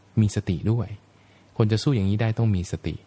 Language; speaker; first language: Thai; native; Thai